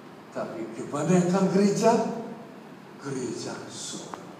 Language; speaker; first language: Indonesian; non-native, fluent; Japanese